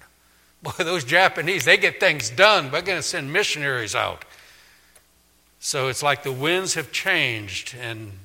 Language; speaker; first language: English; native; English